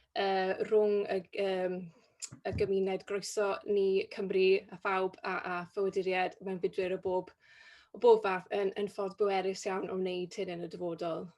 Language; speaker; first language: Welsh; native; Welsh